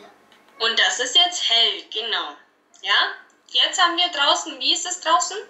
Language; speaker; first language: German; native; German